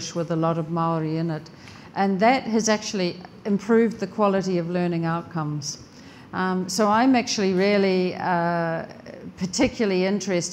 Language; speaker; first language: English; native; English